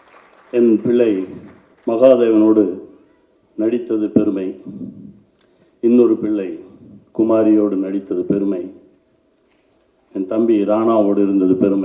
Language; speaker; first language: Tamil; native; Tamil